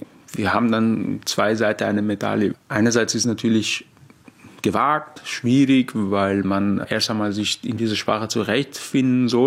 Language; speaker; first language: German; non-native, fluent; Persian